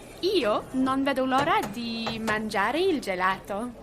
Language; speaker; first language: Italian; non-native, learner; English